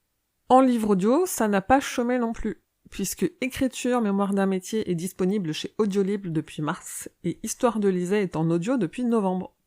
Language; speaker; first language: French; native; French